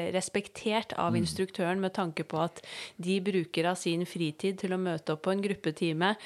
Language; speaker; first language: Norwegian; native; Norwegian